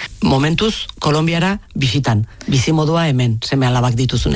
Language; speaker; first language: Basque; native; Basque